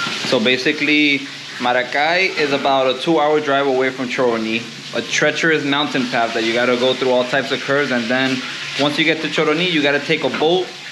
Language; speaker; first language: English; early bilingual, other home language; Spanish